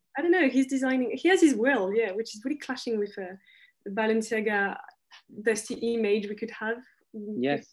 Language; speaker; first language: English; non-native, fluent; French